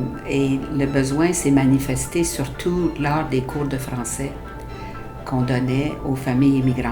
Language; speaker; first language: French; native; French